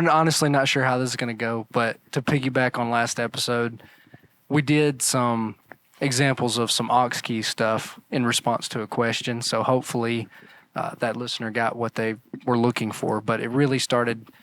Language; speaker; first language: English; native; English